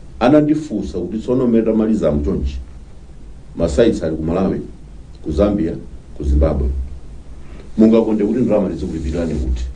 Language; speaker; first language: Nyanja; non-native, local second language; Tumbuka